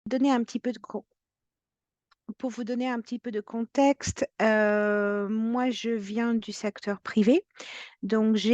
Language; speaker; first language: French; native; French